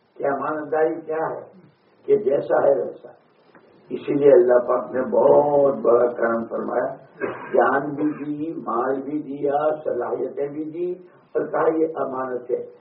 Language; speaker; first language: Urdu; non-native, local second language; Gujarati